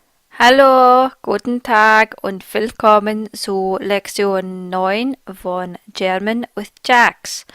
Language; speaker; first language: German; non-native, fluent; English